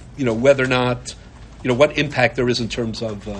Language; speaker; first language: English; native; English